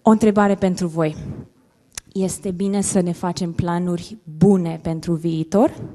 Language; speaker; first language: Romanian; non-native, learner; English